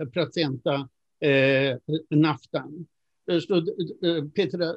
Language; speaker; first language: Russian; non-native, fluent; Swedish